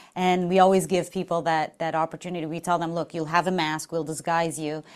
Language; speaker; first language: English; non-native, fluent; Portuguese